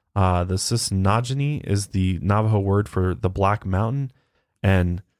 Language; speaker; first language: English; native; English